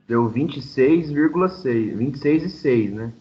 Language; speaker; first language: Portuguese; native; Portuguese